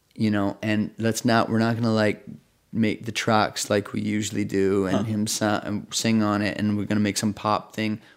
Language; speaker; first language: English; native; English